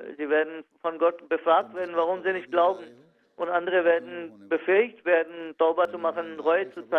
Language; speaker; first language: German; non-native, fluent; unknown